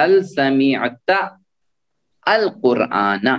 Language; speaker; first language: Arabic; non-native, fluent; Urdu